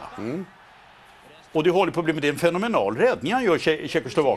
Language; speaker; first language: Swedish; native; Swedish